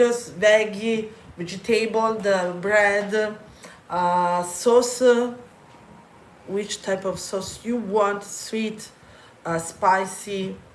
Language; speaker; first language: English; non-native, fluent; Italian